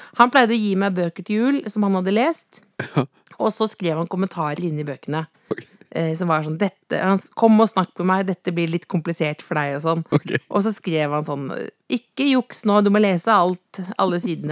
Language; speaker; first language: Norwegian; native; Norwegian